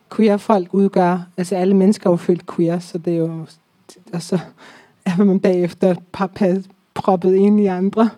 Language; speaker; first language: Danish; early bilingual, other home language; Persian